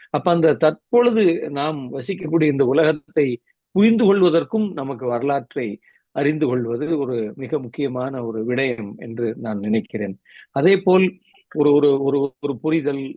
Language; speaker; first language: Tamil; non-native, local second language; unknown